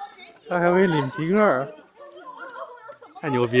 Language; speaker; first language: Chinese; native; Chinese